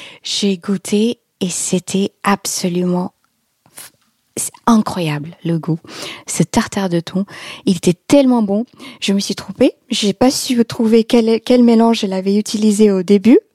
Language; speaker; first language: French; non-native, fluent; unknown